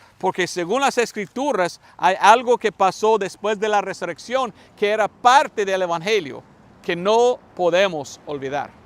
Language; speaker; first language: Spanish; non-native, fluent; English